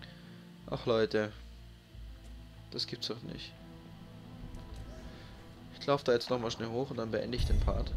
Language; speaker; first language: German; native; German